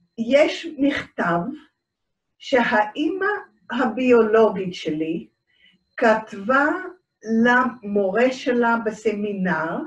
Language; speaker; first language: Hebrew; early bilingual, other home language; Dutch